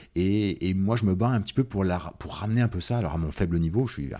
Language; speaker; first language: French; native; French